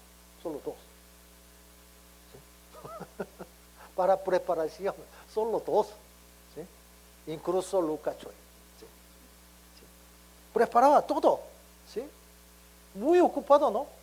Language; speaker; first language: Spanish; non-native, learner; Korean